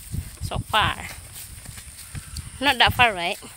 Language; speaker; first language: English; non-native, learner; Indonesian